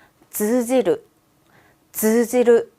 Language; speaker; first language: Japanese; non-native, fluent; Korean